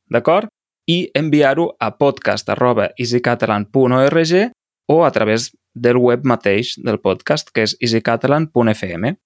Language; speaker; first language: Catalan; native; Catalan